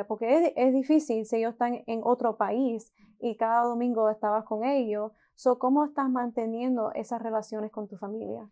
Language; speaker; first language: Spanish; early bilingual, heritage; Spanish